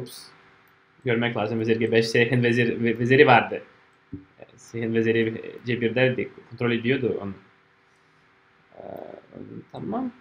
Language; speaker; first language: Turkish; non-native, fluent; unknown